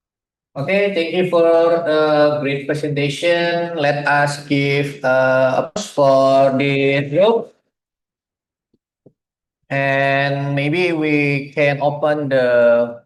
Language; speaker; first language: English; non-native, learner; Indonesian